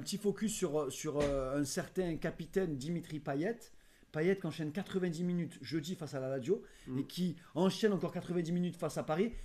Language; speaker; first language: French; native; French